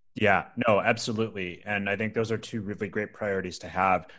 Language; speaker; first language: English; native; English